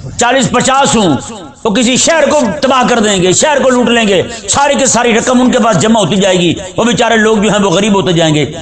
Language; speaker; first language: Urdu; native; Urdu